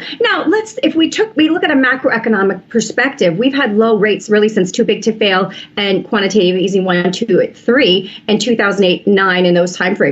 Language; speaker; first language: English; native; English